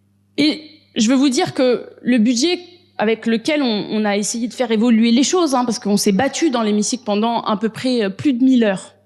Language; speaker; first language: French; native; French